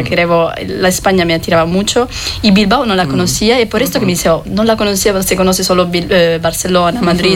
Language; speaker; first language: Spanish; non-native, fluent; French